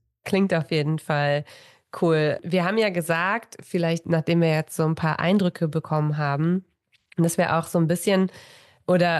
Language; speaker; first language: German; native; German